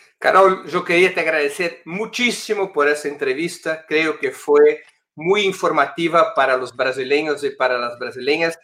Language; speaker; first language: Spanish; non-native, fluent; Portuguese